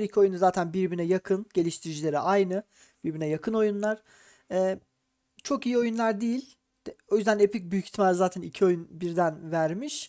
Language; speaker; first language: Turkish; native; Turkish